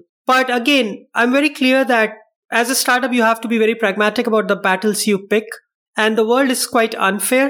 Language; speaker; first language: English; non-native, local second language; Hindi